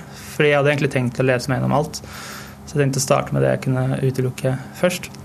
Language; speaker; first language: Norwegian; native; Norwegian